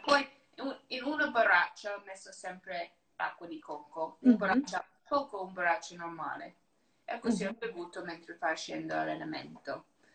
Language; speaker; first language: Italian; non-native, learner; English